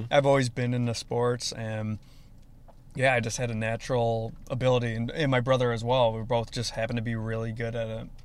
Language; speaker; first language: English; native; English